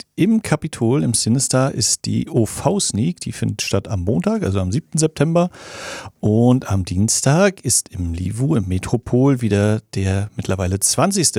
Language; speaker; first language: German; native; German